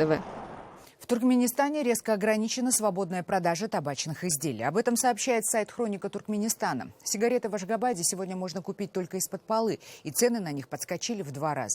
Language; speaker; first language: Russian; native; Russian